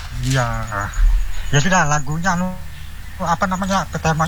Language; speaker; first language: Indonesian; native; Indonesian